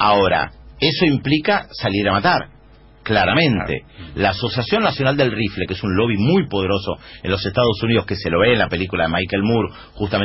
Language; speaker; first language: Spanish; native; Spanish